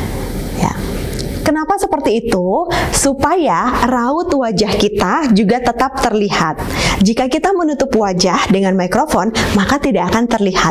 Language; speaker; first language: Indonesian; native; Indonesian